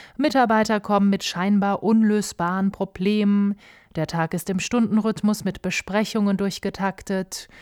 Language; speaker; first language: German; native; German